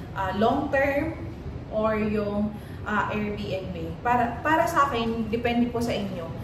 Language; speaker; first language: Filipino; native; Filipino